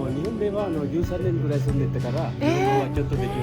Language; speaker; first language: Japanese; non-native, learner; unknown